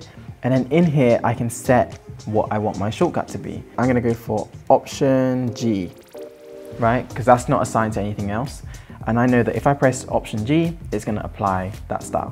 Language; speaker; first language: English; native; English